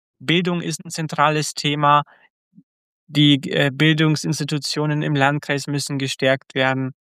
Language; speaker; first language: German; early bilingual, other home language; Croatian